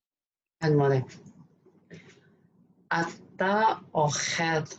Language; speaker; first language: Hebrew; non-native, learner; Indonesian